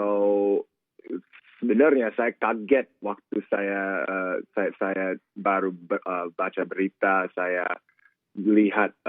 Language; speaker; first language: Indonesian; early bilingual, heritage; Indonesian